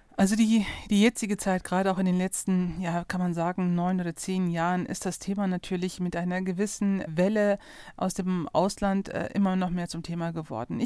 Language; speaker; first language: German; early bilingual, other home language; Turkish